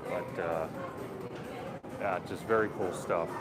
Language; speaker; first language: English; native; English